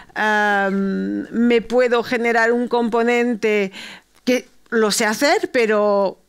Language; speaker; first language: Spanish; early bilingual, heritage; Spanish